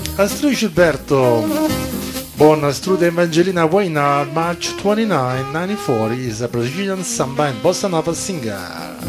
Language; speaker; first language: English; non-native, fluent; Italian